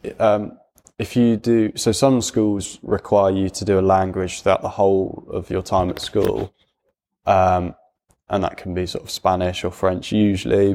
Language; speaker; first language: English; native; English